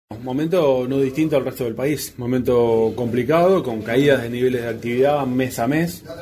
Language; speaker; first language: Spanish; native; Spanish